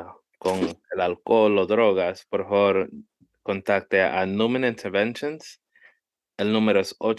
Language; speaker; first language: Spanish; early bilingual, heritage; Spanish